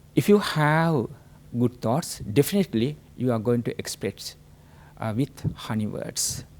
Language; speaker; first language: English; non-native, local second language; Sinhala